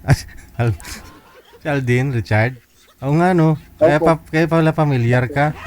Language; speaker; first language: Filipino; native; Filipino